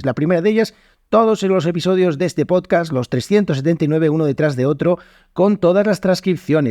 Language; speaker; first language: Spanish; native; Spanish